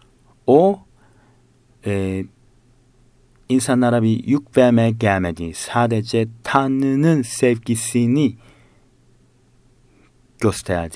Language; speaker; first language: Turkish; non-native, learner; Korean